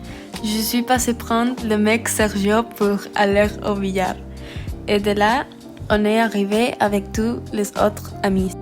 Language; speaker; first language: French; non-native, learner; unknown